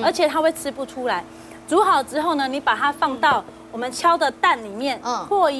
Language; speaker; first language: Chinese; native; Chinese